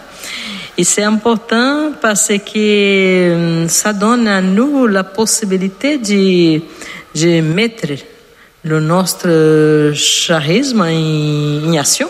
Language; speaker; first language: French; non-native, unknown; Portuguese